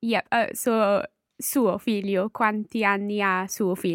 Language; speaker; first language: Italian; non-native, learner; English